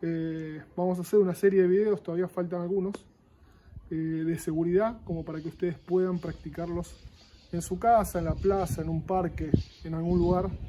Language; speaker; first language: Spanish; native; Spanish